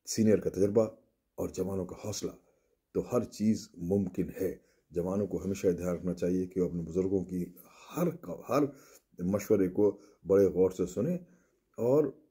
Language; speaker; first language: Urdu; native; Urdu